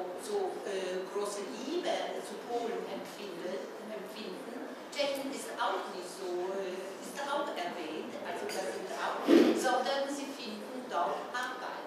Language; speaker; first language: German; non-native, fluent; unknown